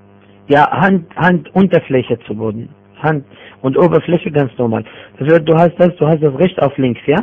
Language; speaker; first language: German; non-native, fluent; Arabic